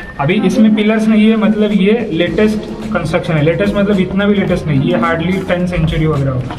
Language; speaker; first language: Hindi; non-native, local second language; Marathi